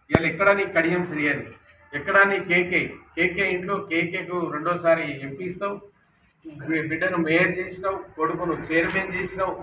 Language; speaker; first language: Telugu; non-native, local second language; Lambadi